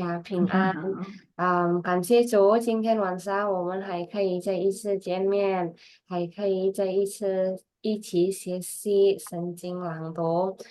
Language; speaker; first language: Chinese; non-native, learner; Indonesian